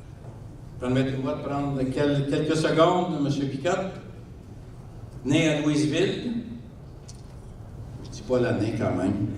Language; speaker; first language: French; native; French